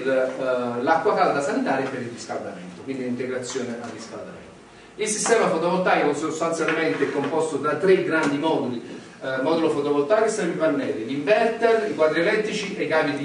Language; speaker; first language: Italian; native; Italian